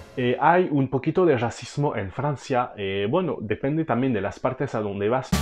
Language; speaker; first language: Spanish; non-native, fluent; French